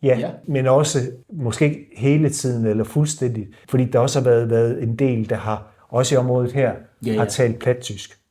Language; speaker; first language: Danish; native; Danish